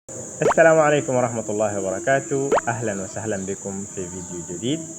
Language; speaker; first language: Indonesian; non-native, fluent; Arabic